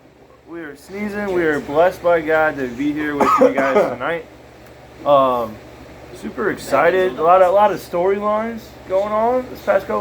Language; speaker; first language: English; native; English